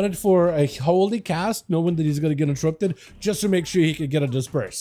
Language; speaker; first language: English; native; English